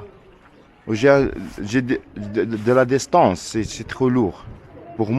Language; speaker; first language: French; non-native, learner; Arabic